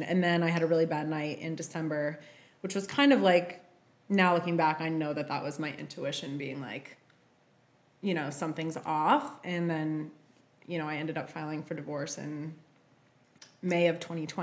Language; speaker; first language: English; native; English